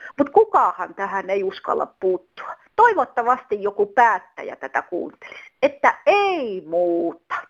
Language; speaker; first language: Finnish; native; Finnish